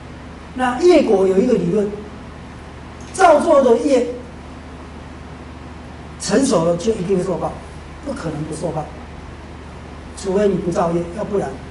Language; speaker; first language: Chinese; native; Chinese